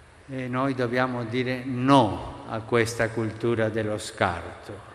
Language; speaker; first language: Italian; non-native, fluent; Spanish